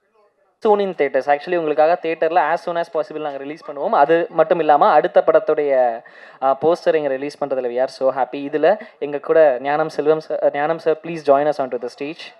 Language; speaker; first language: Tamil; native; Tamil